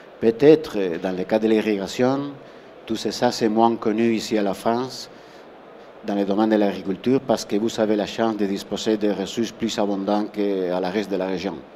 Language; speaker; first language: French; non-native, fluent; Spanish